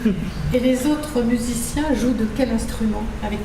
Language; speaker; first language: French; native; French